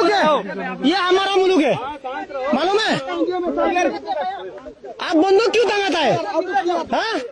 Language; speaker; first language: Hindi; non-native, learner; Bangla